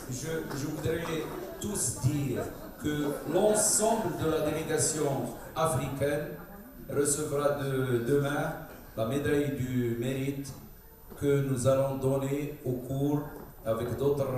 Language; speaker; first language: French; non-native, local second language; Arabic